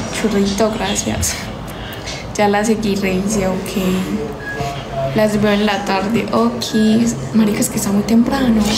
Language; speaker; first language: Spanish; early bilingual, heritage; Spanish